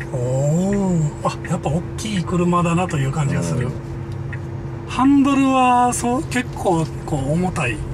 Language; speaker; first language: Japanese; native; Japanese